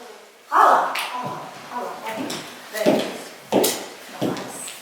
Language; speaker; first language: English; non-native, learner; Kazakh